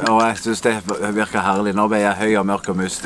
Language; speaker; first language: Norwegian; native; Norwegian